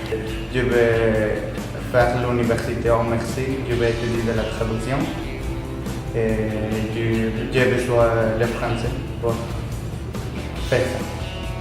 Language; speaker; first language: French; non-native, learner; Spanish